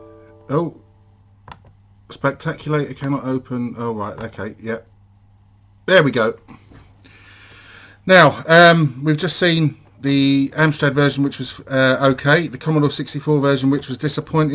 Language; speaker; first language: English; native; English